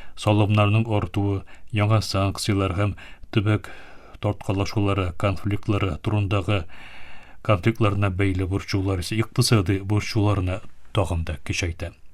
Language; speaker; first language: Tatar; early bilingual, heritage; Tatar